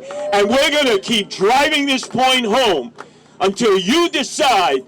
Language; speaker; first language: English; native; English